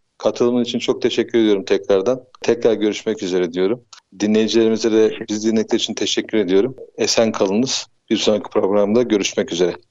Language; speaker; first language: Turkish; native; Turkish